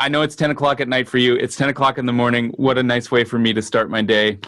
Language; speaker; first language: English; native; English